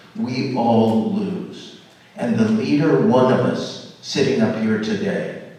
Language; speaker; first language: English; native; English